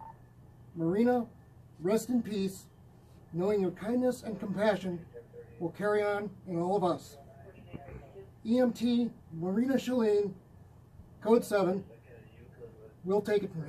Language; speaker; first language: English; native; English